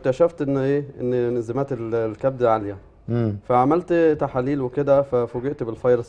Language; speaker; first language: Arabic; native; Arabic